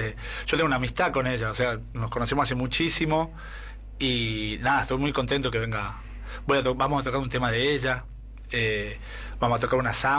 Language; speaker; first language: Spanish; native; Spanish